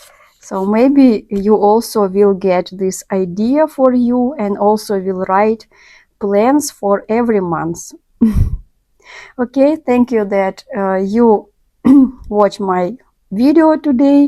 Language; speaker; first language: English; non-native, learner; Russian